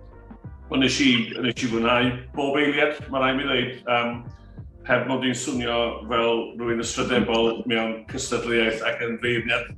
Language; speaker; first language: Welsh; native; Welsh